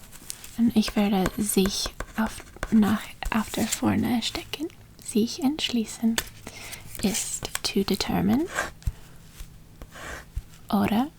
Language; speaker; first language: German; non-native, learner; English